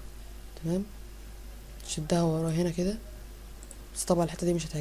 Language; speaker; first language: Arabic; native; Arabic